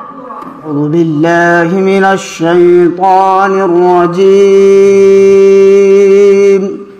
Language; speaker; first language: Arabic; non-native, learner; Urdu